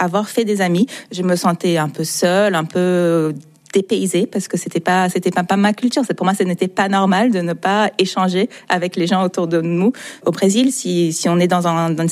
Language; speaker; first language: French; non-native, fluent; Portuguese